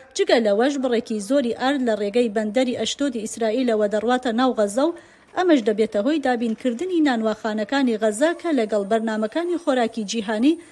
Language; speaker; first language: Central Kurdish; native; Central Kurdish